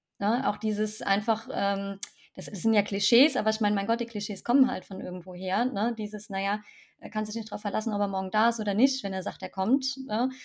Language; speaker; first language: German; native; German